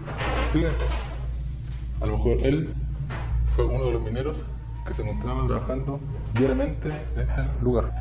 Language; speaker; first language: Spanish; native; Spanish